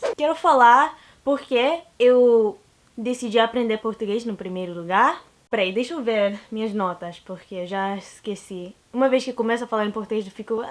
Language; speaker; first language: Portuguese; non-native, learner; English